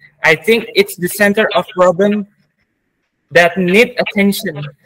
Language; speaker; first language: English; non-native, learner; Indonesian